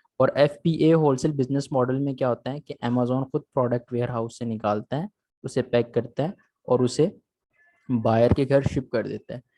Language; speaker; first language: Urdu; native; Urdu